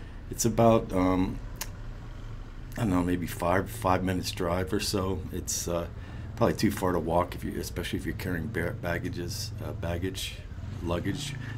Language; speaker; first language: English; native; English